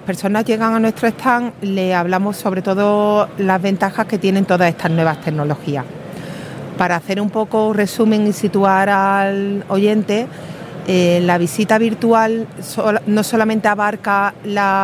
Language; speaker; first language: Spanish; native; Spanish